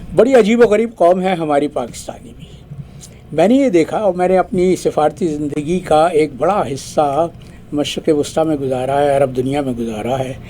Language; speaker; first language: Urdu; native; Urdu